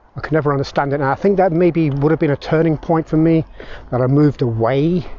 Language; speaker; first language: English; native; English